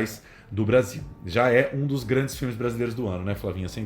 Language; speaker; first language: Portuguese; native; Portuguese